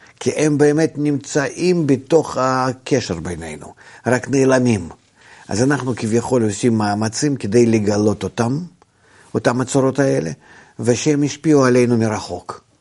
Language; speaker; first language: Hebrew; non-native, fluent; Russian